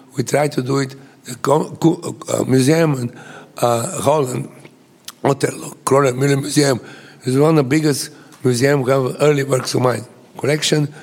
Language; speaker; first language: English; non-native, fluent; Bulgarian